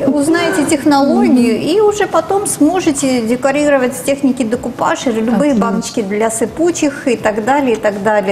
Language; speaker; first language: Russian; native; Russian